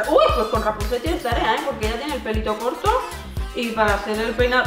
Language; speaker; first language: Spanish; native; Spanish